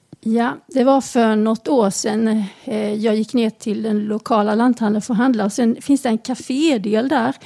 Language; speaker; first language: Swedish; native; Swedish